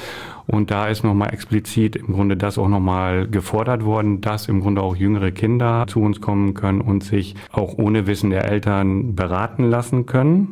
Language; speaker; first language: German; native; German